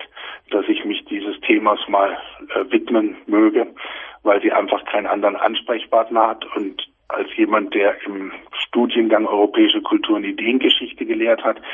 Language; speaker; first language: German; native; German